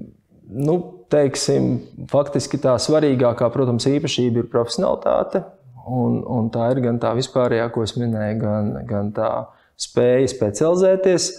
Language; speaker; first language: Latvian; native; Latvian